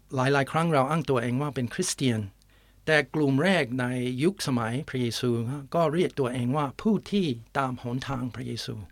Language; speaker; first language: Thai; non-native, fluent; English